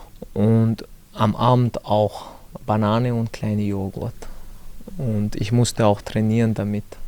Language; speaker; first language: German; non-native, learner; Chechen